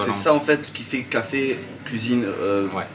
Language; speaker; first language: French; native; French